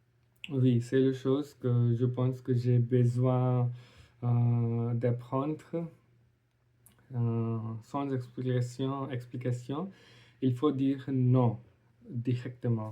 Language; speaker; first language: French; non-native, learner; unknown